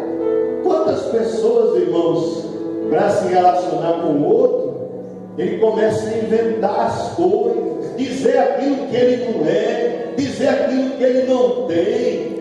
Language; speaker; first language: Portuguese; native; Portuguese